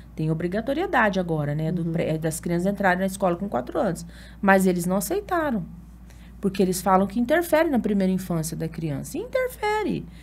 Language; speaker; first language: Portuguese; native; Portuguese